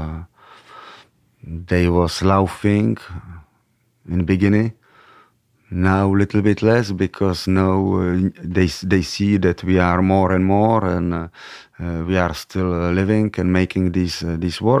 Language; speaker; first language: English; non-native, learner; Czech